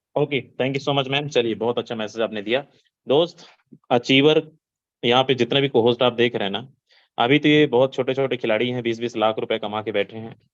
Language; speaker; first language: Hindi; native; Hindi